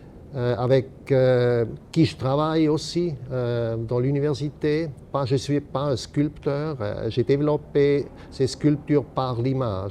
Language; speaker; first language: French; non-native, fluent; German